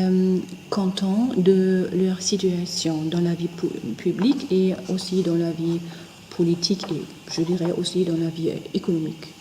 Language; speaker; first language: French; non-native, fluent; German